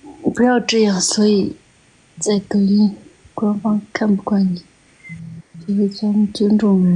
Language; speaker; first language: Chinese; non-native, local second language; Tibetan